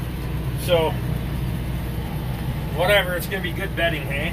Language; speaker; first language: English; native; English